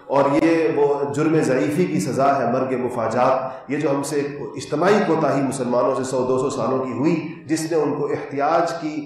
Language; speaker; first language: Urdu; native; Urdu